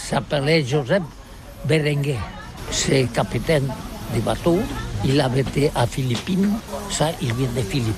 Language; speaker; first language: French; non-native, learner; Catalan